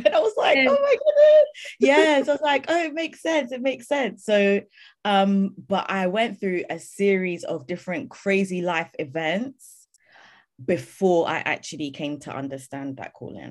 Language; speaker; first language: English; native; English